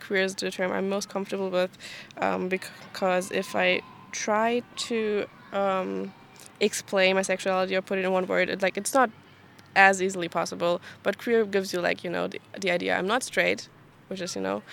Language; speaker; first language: English; non-native, fluent; German